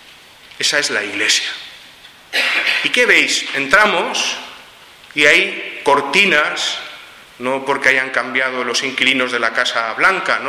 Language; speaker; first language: Spanish; native; Spanish